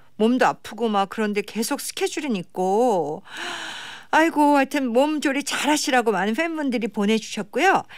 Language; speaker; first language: Korean; native; Korean